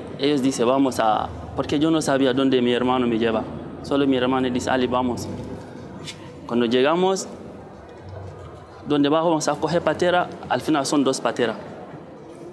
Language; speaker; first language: Spanish; non-native, learner; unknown